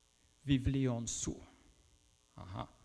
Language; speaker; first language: Greek; non-native, fluent; English